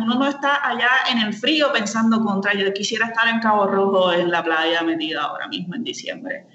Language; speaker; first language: Spanish; native; Spanish